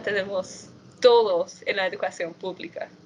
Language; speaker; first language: Spanish; non-native, fluent; English